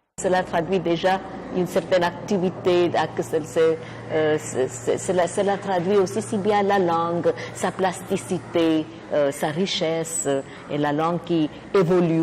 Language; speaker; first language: French; non-native, fluent; Marathi